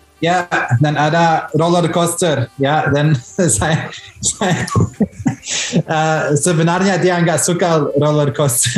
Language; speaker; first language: Indonesian; early bilingual, heritage; Indonesian